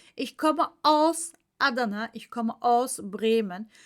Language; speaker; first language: German; non-native, fluent; Turkish